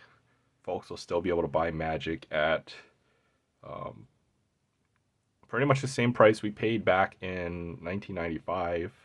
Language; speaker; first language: English; native; English